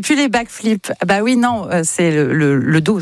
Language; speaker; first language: French; native; French